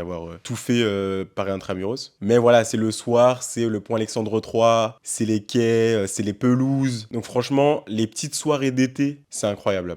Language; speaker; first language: French; native; French